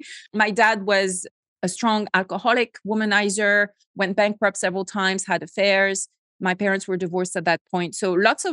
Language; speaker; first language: English; non-native, fluent; French